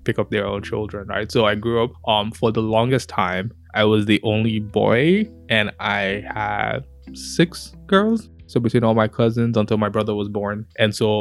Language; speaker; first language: English; non-native, local second language; Yoruba